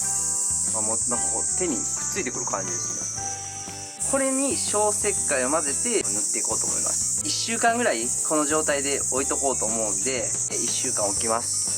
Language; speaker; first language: Japanese; native; Japanese